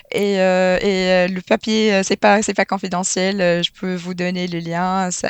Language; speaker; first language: French; non-native, local second language; Arabic